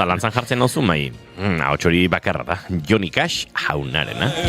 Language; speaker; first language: Basque; native; Basque